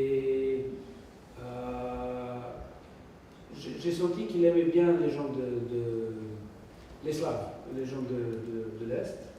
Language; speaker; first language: French; non-native, fluent; Serbian